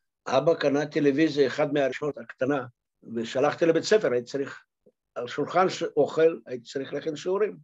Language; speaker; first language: Hebrew; non-native, fluent; Russian